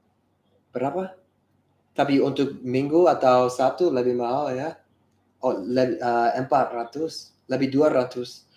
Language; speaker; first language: Indonesian; non-native, learner; English